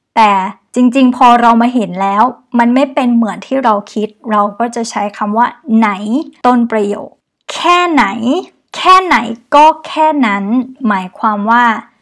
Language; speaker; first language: Thai; native; Thai